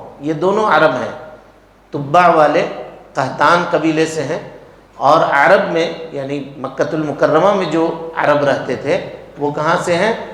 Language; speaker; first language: Urdu; native; Urdu